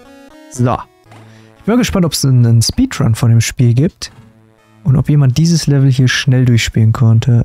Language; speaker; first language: German; native; German